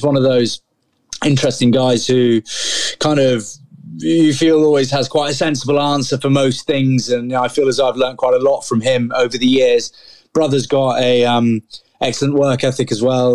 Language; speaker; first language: English; native; English